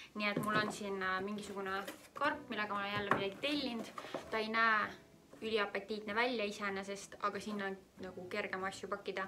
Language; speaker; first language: Estonian; native; Estonian